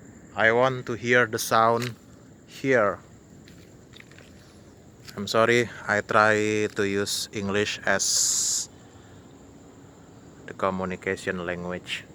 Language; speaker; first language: English; non-native, learner; Indonesian